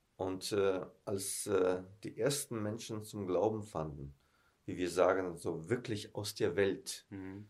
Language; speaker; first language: German; early bilingual, heritage; German